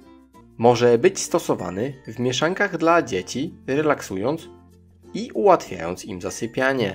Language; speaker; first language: Polish; native; Polish